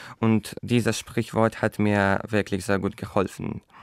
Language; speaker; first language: German; non-native, fluent; Azerbaijani